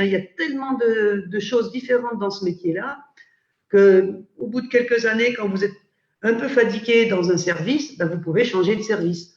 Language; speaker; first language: French; native; French